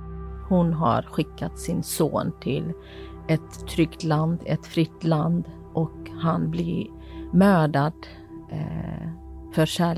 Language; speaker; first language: Swedish; non-native, fluent; Kurdish